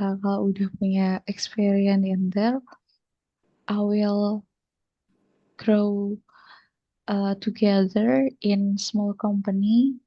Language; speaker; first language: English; non-native, learner; Indonesian